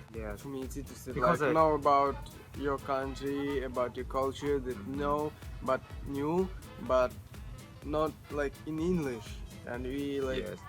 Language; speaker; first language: English; non-native, learner; Ukrainian